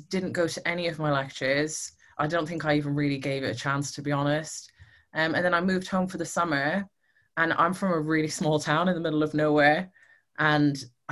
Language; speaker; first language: English; native; English